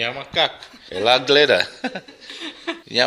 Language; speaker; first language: Bulgarian; non-native, local second language; Arabic